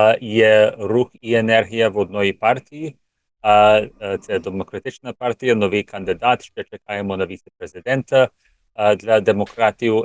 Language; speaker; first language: Ukrainian; early bilingual, heritage; English